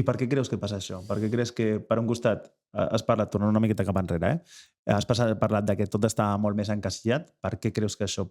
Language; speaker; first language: Catalan; native; Catalan